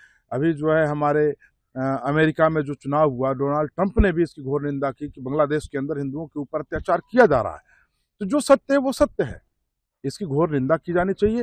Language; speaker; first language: Hindi; native; Hindi